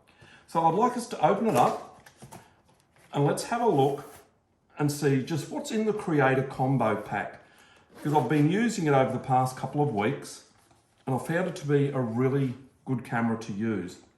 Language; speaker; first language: English; native; English